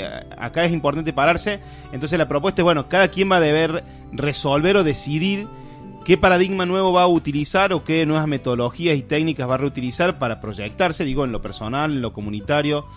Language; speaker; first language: Spanish; native; Spanish